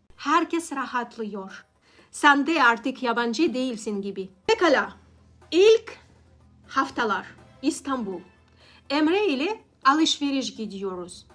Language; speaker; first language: Turkish; non-native, learner; Russian